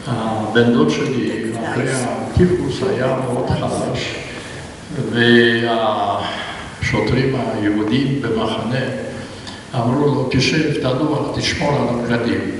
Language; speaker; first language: Hebrew; non-native, fluent; Polish